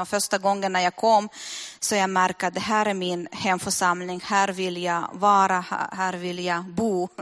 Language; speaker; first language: Swedish; non-native, fluent; Russian